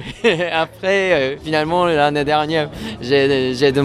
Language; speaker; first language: French; non-native, fluent; Japanese